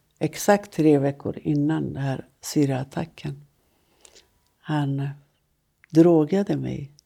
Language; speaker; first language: Swedish; non-native, fluent; Persian